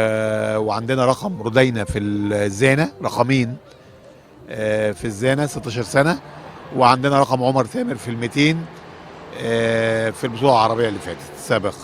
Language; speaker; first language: Arabic; native; Arabic